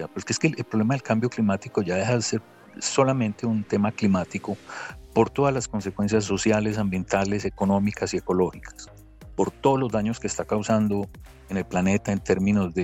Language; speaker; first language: Spanish; native; Spanish